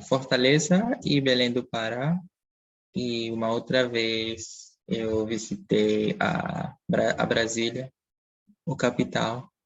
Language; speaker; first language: Portuguese; non-native, fluent; Dutch